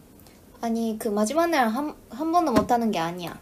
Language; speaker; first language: Korean; non-native, fluent; Japanese